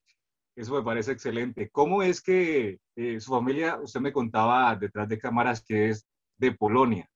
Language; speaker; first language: Spanish; native; Spanish